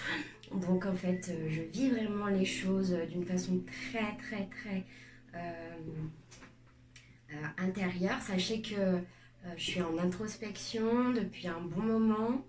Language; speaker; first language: French; native; French